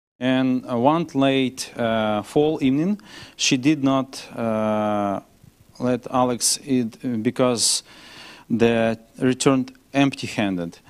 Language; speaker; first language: English; non-native, learner; Ukrainian